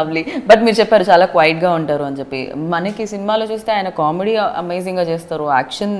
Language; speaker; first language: Telugu; native; Telugu